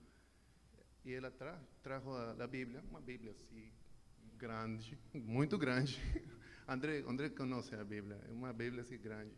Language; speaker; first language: Portuguese; non-native, learner; Spanish